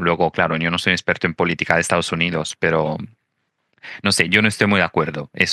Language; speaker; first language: Spanish; non-native, fluent; Italian